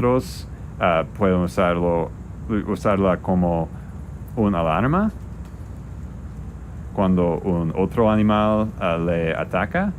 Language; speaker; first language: Spanish; non-native, learner; English